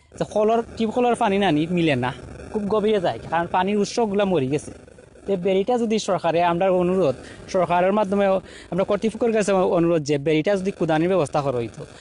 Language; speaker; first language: Bangla; native; Bangla